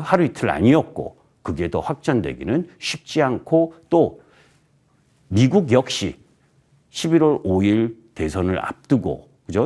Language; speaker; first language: Korean; native; Korean